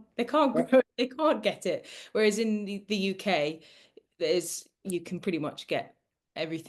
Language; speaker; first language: English; native; English